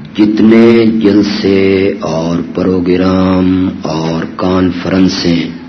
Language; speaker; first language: Urdu; non-native, local second language; Pashto